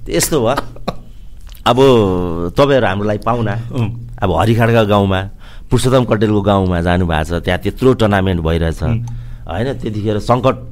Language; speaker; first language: Nepali; native; Nepali